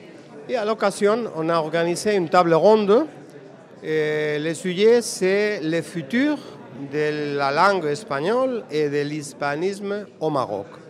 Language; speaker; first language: French; non-native, fluent; Spanish